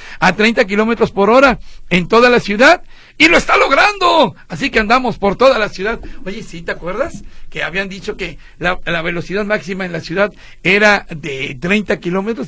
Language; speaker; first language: Spanish; native; Spanish